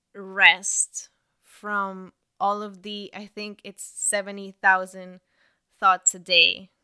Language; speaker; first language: English; non-native, fluent; Spanish